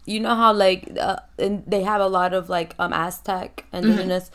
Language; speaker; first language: English; early bilingual, other home language; Spanish